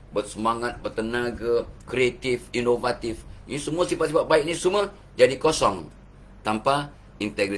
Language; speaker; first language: Malay; native; Malay